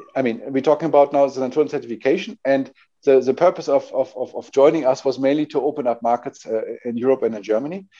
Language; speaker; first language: English; non-native, fluent; German